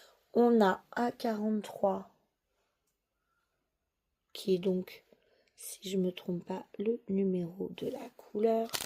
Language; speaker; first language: French; native; French